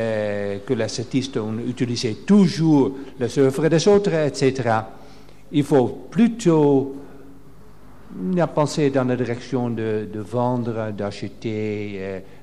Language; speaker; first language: French; non-native, fluent; Dutch